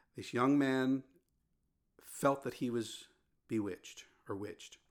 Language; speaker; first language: English; native; English